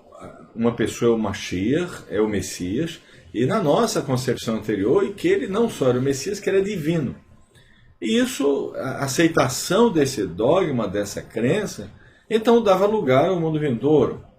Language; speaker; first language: Portuguese; native; Portuguese